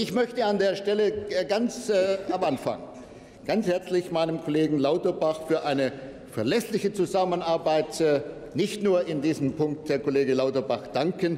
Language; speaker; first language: German; native; German